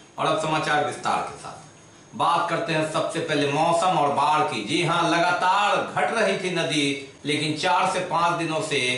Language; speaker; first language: Hindi; native; Hindi